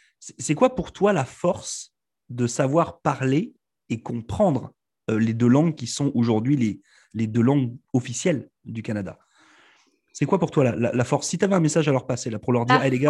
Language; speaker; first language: French; native; French